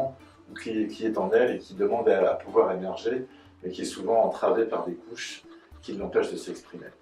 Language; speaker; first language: French; native; French